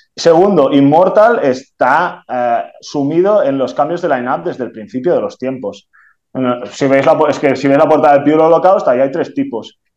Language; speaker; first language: Spanish; non-native, local second language; Catalan